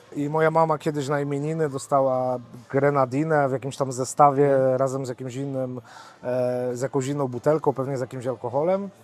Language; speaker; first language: Polish; native; Polish